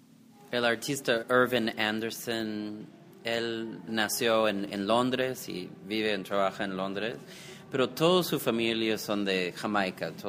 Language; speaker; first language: Spanish; non-native, fluent; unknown